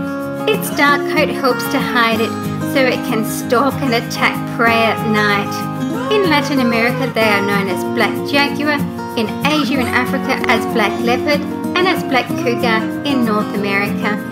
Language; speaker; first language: English; native; English